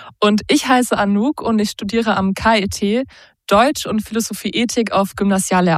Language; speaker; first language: German; native; German